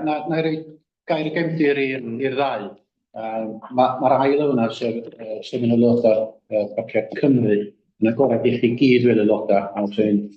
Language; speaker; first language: Welsh; native; Welsh